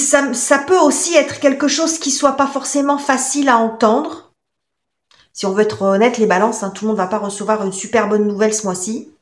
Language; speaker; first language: French; native; French